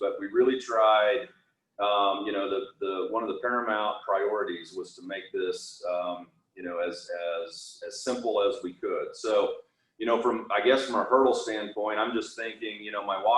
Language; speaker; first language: English; native; English